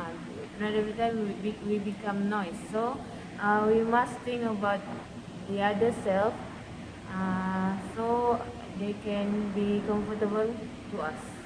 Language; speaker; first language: English; non-native, learner; Malay